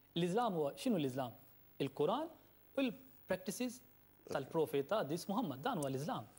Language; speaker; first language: Maltese; non-native, fluent; Urdu